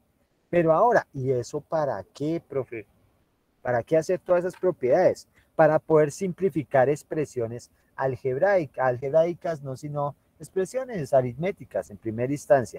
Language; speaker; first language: Spanish; native; Spanish